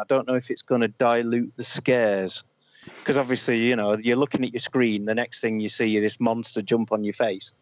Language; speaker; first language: English; native; English